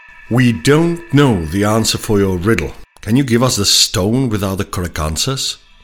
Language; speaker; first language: English; non-native, fluent; Czech